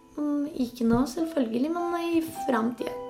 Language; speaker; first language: Norwegian; non-native, local second language; Spanish